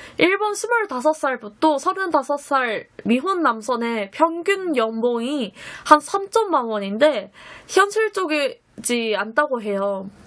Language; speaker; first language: Korean; non-native, fluent; Japanese